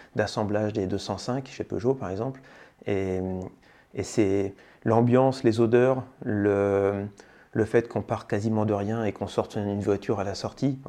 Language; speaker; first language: French; native; French